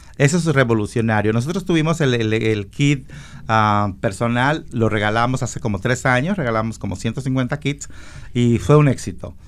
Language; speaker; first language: Spanish; native; Spanish